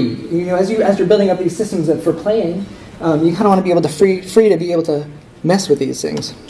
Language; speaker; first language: English; native; English